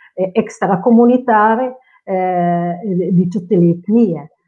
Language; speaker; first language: Italian; non-native, fluent; Arabic